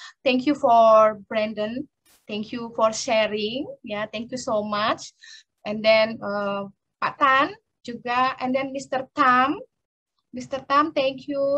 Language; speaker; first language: English; non-native, learner; Indonesian